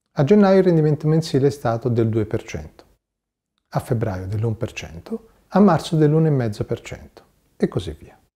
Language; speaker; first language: Italian; native; Italian